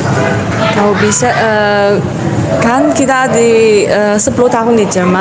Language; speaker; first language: Indonesian; non-native, learner; Chinese